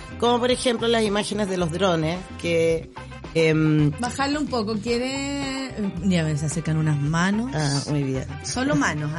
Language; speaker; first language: Spanish; native; Spanish